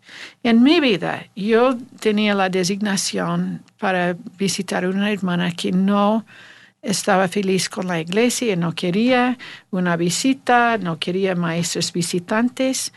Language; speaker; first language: Spanish; non-native, learner; English